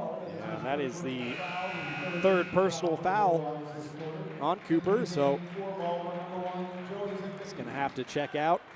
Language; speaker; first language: English; native; English